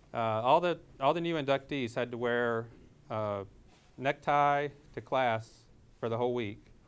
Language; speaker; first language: English; native; English